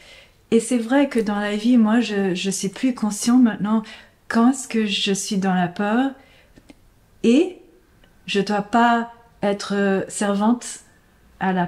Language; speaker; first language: French; non-native, fluent; English